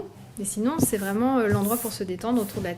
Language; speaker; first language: French; native; French